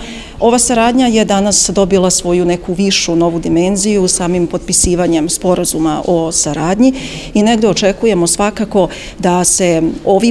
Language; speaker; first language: Croatian; native; Croatian